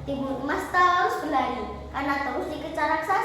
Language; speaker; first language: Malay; non-native, local second language; Javanese